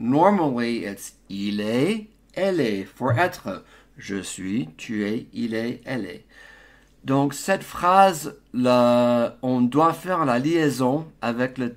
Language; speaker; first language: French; non-native, fluent; English